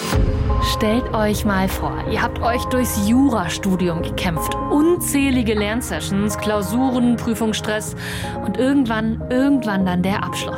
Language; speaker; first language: German; native; German